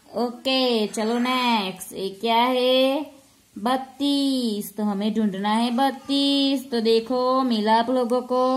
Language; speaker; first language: Hindi; non-native, local second language; Gujarati